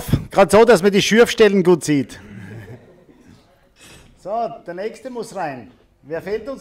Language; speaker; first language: German; native; German